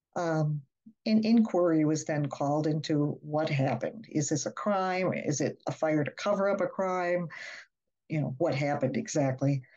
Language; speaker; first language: English; native; English